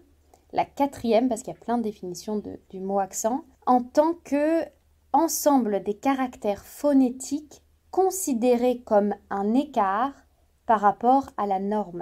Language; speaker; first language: French; native; French